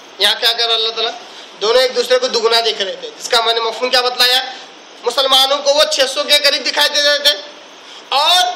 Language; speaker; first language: Urdu; native; Urdu